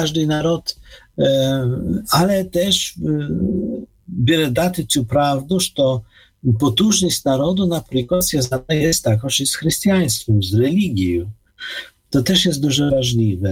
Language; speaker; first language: Ukrainian; non-native, fluent; Polish